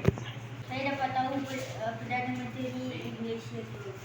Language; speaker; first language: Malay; non-native, local second language; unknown